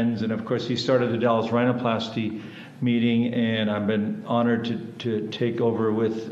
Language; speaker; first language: English; early bilingual, other home language; German